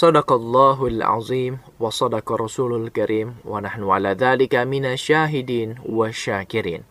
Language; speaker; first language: Arabic; non-native, fluent; Indonesian